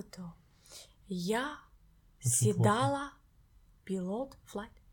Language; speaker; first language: Russian; non-native, learner; English